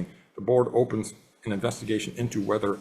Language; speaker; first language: English; native; English